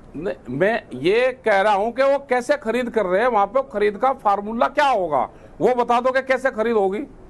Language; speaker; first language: Hindi; native; Hindi